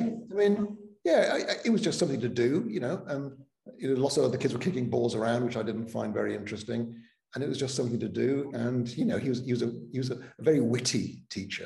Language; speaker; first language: English; non-native, local second language; Welsh